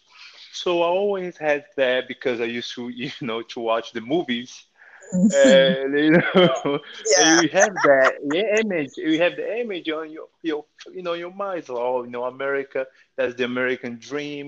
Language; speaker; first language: English; non-native, fluent; Portuguese